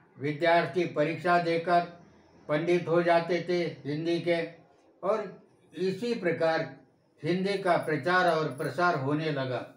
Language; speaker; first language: Hindi; non-native, local second language; Marathi